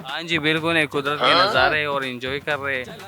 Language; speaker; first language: Hindi; non-native, local second language; Pashto